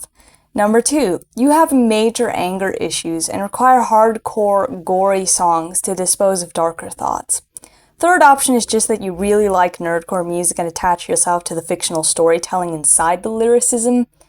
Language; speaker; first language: English; native; English